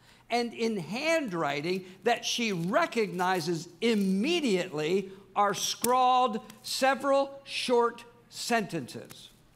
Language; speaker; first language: English; native; English